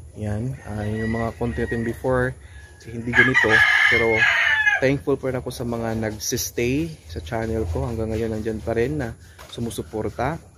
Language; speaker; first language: Filipino; non-native, local second language; Cebuano